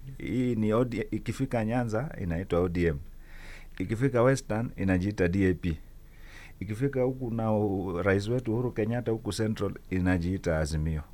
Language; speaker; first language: Swahili; non-native, local second language; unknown